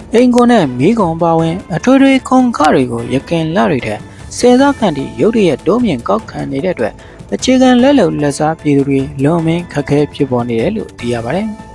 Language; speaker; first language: Burmese; native; Burmese